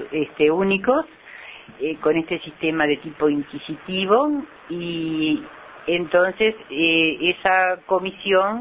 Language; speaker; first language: Spanish; native; Spanish